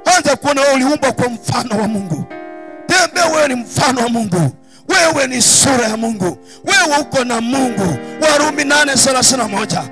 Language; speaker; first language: Swahili; non-native, local second language; Luyia